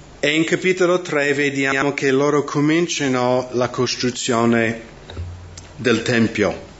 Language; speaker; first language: Italian; non-native, fluent; English